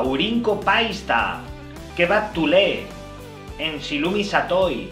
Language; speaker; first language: Finnish; non-native, fluent; Spanish